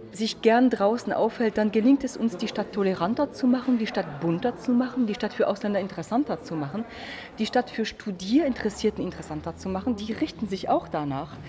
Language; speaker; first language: German; non-native, fluent; French